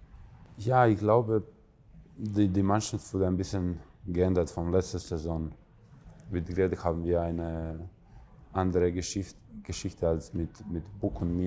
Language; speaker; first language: German; non-native, fluent; Croatian